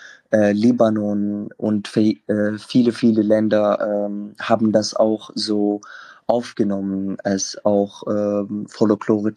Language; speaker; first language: German; non-native, fluent; Arabic